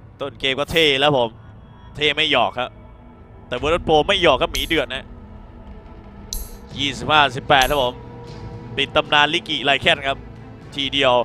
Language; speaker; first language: Thai; native; Thai